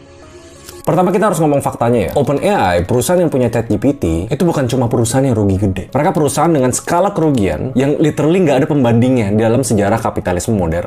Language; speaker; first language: Indonesian; native; Indonesian